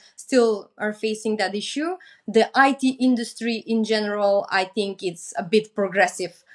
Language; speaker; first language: English; non-native, fluent; Macedonian